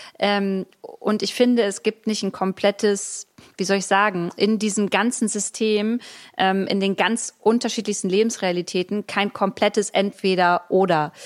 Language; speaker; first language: German; native; German